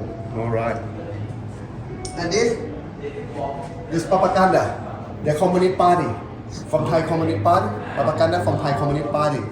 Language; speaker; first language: English; non-native, learner; Thai